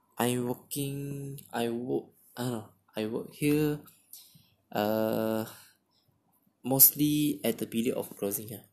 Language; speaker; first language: English; non-native, local second language; Chinese